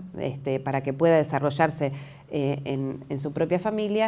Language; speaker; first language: Spanish; native; Spanish